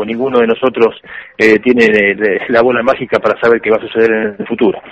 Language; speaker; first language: Spanish; native; Spanish